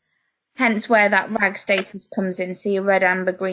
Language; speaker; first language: English; native; English